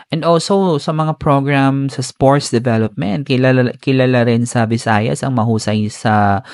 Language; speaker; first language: Filipino; non-native, local second language; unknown